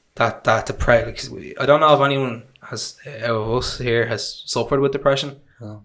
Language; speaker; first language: English; native; English